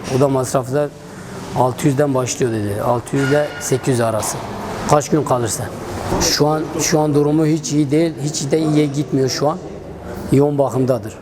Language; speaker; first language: Turkish; non-native, local second language; Kurdish